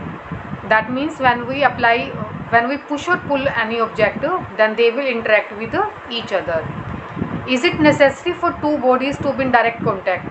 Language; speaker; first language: English; non-native, local second language; Hindi